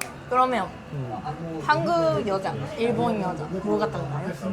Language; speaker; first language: Korean; non-native, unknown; Japanese